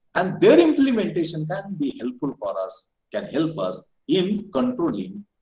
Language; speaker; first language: English; non-native, local second language; Marathi